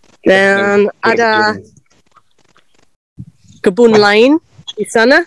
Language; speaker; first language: Indonesian; non-native, learner; English